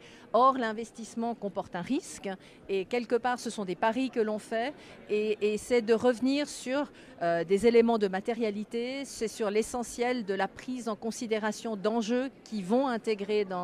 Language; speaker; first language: French; native; French